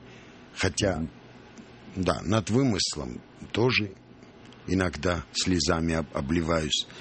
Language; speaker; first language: Russian; non-native, local second language; Armenian